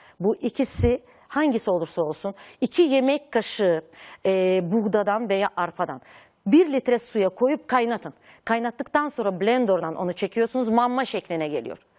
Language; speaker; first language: Turkish; native; Turkish